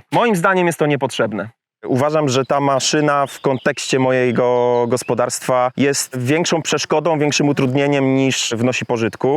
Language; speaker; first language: Polish; native; Polish